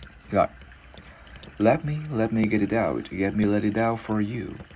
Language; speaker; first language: English; non-native, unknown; Vietnamese